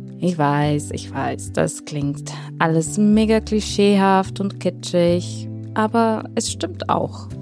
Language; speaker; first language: German; non-native, fluent; Bulgarian